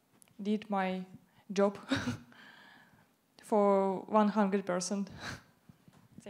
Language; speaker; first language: English; non-native, learner; Ukrainian